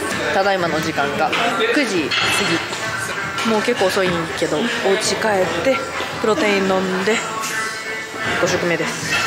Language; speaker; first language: Japanese; native; Japanese